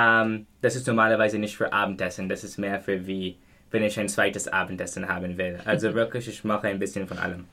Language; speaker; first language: German; non-native, learner; English